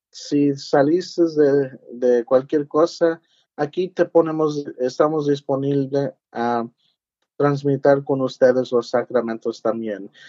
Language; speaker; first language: Spanish; early bilingual, heritage; English